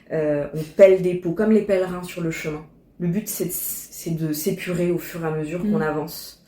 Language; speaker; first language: French; native; French